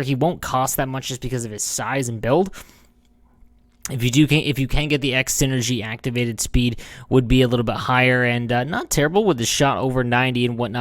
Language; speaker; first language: English; native; English